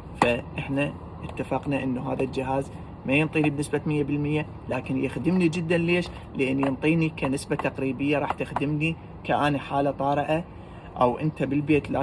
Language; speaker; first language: Arabic; native; Arabic